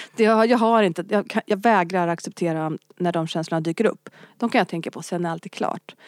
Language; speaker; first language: Swedish; non-native, local second language; French